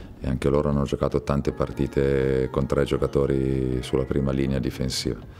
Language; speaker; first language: Italian; native; Italian